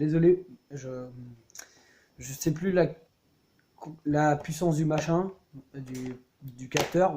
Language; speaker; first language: French; native; French